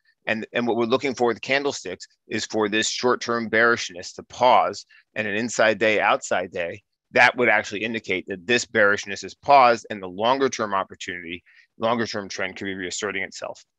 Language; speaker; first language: English; native; English